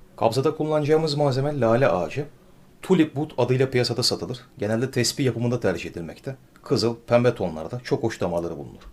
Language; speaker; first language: Turkish; native; Turkish